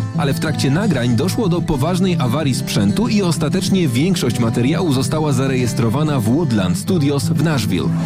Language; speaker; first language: Polish; native; Polish